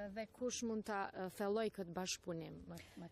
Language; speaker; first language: Albanian; native; Albanian